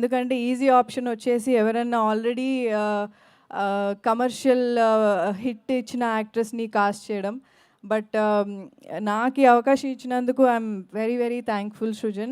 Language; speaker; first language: Telugu; native; Telugu